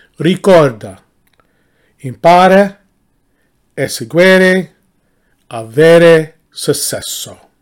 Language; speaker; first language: Italian; non-native, learner; English